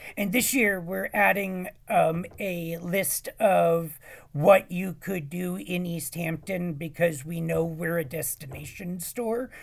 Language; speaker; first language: English; native; English